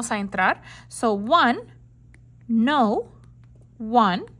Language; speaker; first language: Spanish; non-native, learner; English